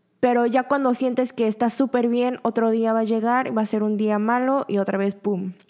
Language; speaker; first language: Spanish; early bilingual, other home language; Korean